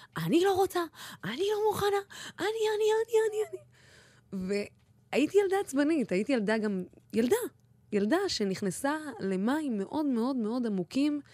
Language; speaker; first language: Hebrew; non-native, local second language; Arabic